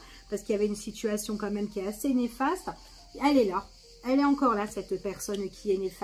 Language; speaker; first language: French; native; French